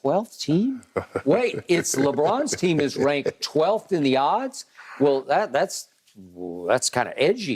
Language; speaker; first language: English; native; English